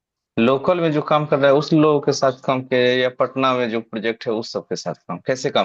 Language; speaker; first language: Hindi; native; Hindi